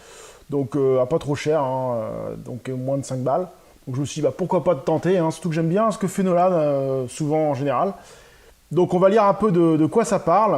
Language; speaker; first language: French; native; French